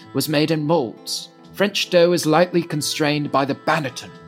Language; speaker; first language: English; native; English